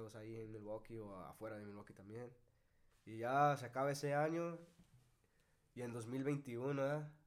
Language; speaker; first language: Spanish; native; Spanish